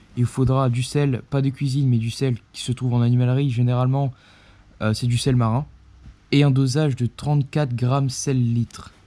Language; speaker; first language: French; native; French